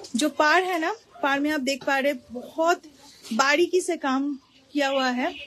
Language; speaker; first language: Hindi; non-native, local second language; Bangla